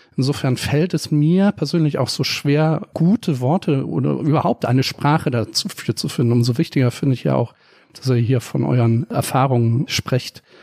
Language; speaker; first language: German; native; German